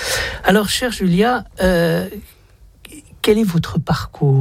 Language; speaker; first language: French; native; French